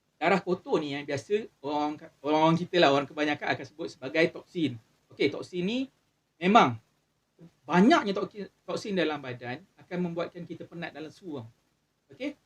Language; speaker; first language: Malay; native; Malay